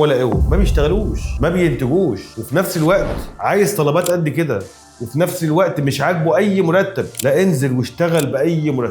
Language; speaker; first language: Arabic; native; Arabic